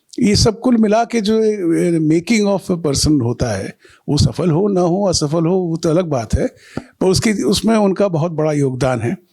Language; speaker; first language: Hindi; non-native, local second language; Bangla